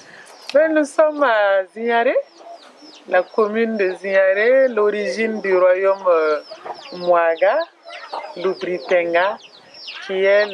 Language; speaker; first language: French; non-native, local second language; Mossi